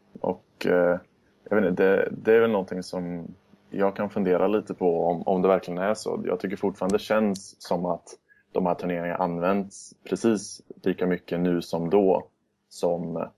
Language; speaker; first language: Swedish; native; Swedish